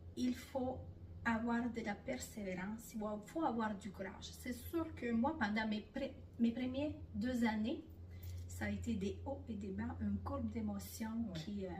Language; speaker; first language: French; non-native, fluent; Italian